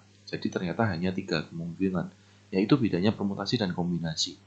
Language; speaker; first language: Indonesian; native; Indonesian